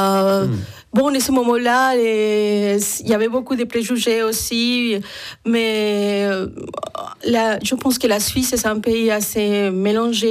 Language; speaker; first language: French; non-native, fluent; Spanish